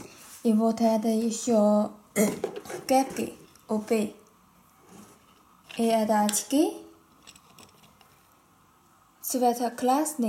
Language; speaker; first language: Russian; non-native, learner; Chinese